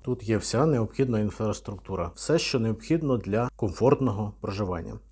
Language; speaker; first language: Ukrainian; native; Ukrainian